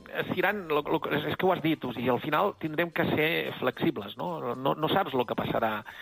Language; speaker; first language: Catalan; native; Catalan